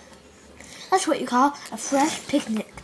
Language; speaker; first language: English; native; English